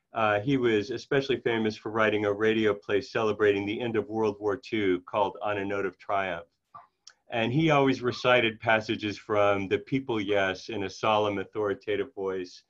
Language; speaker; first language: English; native; English